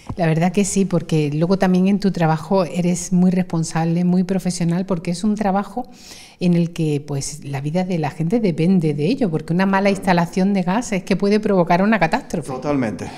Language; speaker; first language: Spanish; native; Spanish